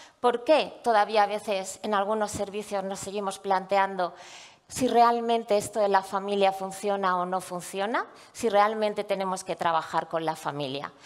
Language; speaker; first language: Spanish; native; Spanish